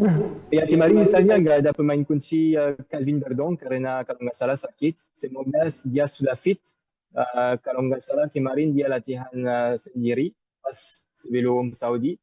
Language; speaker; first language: Indonesian; non-native, fluent; French